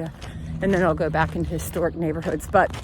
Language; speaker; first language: English; native; English